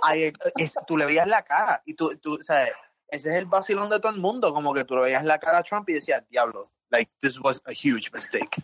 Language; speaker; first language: Spanish; native; Spanish